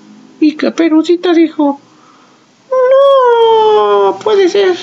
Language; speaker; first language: Spanish; native; Spanish